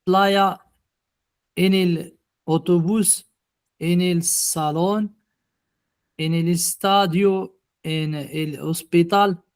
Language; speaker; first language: Spanish; non-native, learner; Arabic